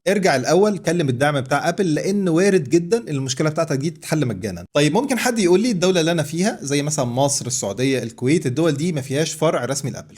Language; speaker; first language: Arabic; native; Arabic